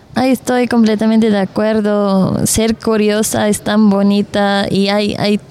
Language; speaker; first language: Spanish; non-native, fluent; Dutch